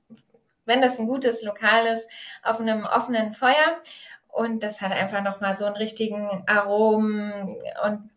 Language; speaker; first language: German; native; German